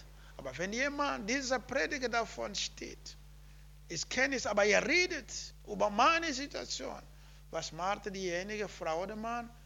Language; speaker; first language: German; non-native, learner; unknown